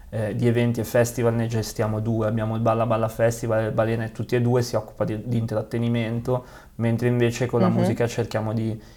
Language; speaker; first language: Italian; native; Italian